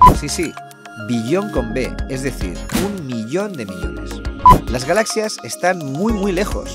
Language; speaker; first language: Spanish; native; Spanish